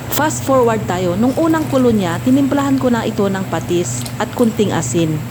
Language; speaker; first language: Filipino; non-native, local second language; Iloko